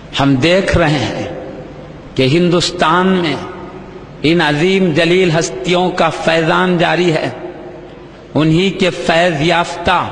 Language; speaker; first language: Urdu; native; Urdu